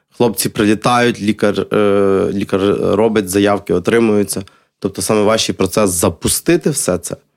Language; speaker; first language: Ukrainian; native; Ukrainian